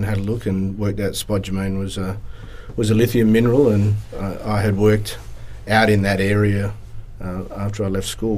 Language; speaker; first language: English; native; English